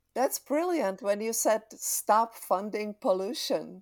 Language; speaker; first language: English; non-native, fluent; Czech